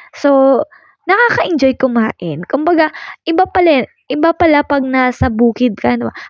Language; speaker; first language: Filipino; non-native, local second language; Waray